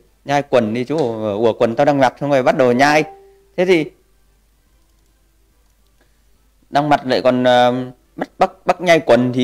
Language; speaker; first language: Vietnamese; native; Vietnamese